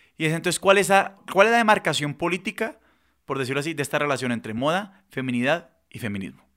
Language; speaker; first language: Spanish; native; Spanish